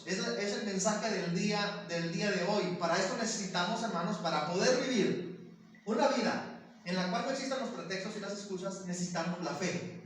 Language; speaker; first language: Spanish; native; Spanish